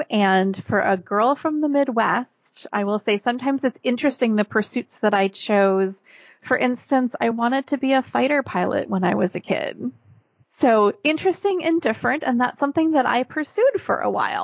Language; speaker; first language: English; native; English